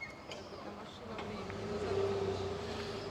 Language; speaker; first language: Russian; native; Russian